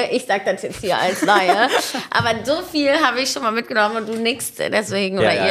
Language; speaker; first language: German; native; German